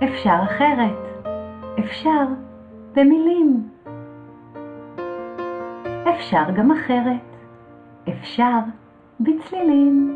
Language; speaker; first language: Hebrew; native; Hebrew